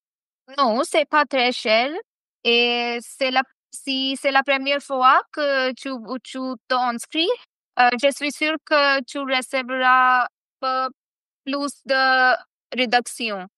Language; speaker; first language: French; non-native, fluent; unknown